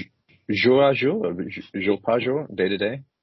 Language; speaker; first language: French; non-native, learner; English